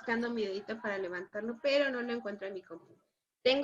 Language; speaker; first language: Spanish; native; Spanish